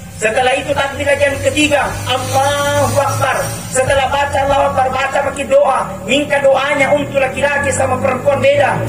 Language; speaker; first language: Indonesian; non-native, local second language; Buginese